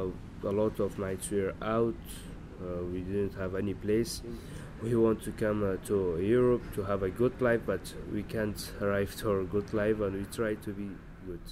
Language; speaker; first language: English; non-native, learner; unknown